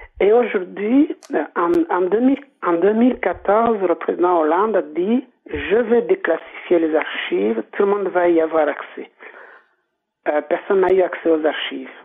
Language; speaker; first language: French; non-native, local second language; Kinyarwanda